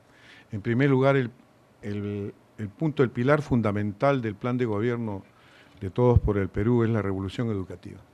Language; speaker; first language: Spanish; native; Spanish